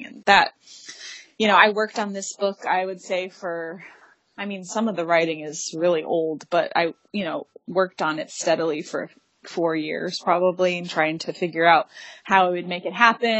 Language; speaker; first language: English; native; English